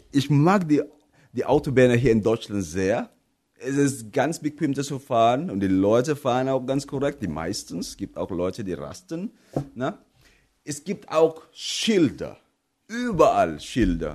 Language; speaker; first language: German; non-native, fluent; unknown